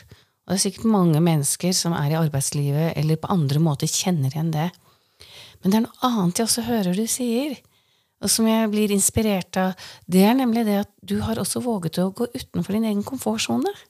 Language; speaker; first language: Norwegian; native; Norwegian